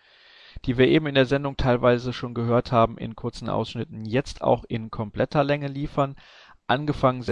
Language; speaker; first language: German; native; German